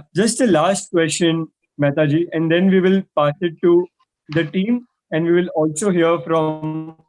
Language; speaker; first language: English; non-native, local second language; Hindi